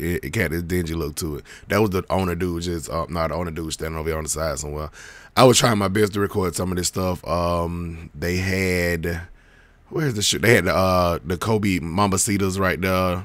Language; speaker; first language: English; native; English